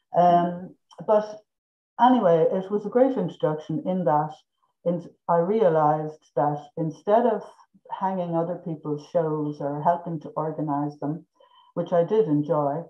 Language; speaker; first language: English; native; English